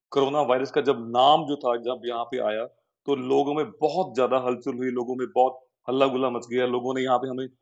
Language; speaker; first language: Hindi; native; Hindi